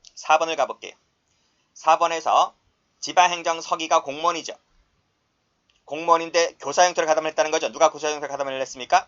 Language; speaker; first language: Korean; native; Korean